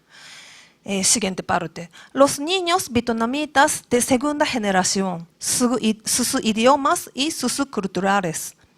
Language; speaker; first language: Spanish; non-native, learner; Japanese